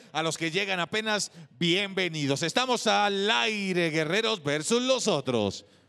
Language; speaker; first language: Spanish; native; Spanish